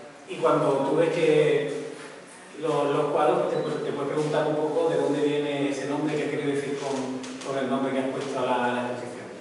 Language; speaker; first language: Spanish; native; Spanish